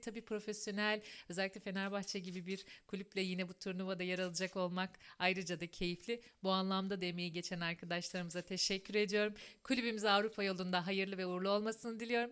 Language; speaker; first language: Turkish; native; Turkish